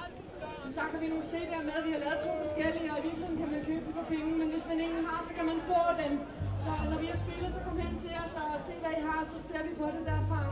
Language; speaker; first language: Danish; native; Danish